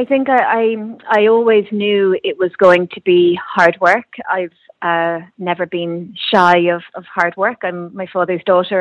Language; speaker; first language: English; native; English